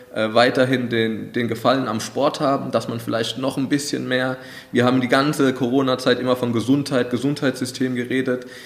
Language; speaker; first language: German; native; German